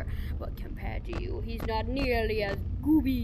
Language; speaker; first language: English; native; English